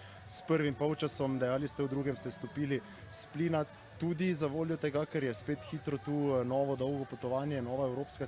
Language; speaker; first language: Slovenian; native; Slovenian